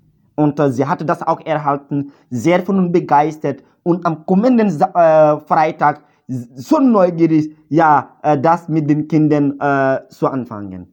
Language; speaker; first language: German; non-native, learner; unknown